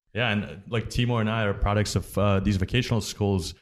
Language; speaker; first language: English; early bilingual, other home language; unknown